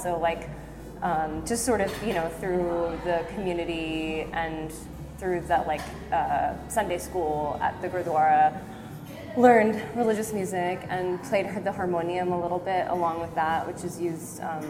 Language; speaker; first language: English; native; English